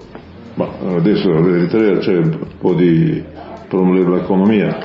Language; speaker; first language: Italian; early bilingual, heritage; Italian